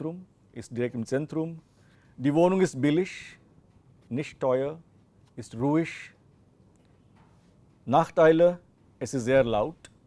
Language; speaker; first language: German; non-native, fluent; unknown